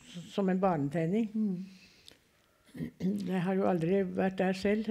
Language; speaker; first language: Norwegian; native; Norwegian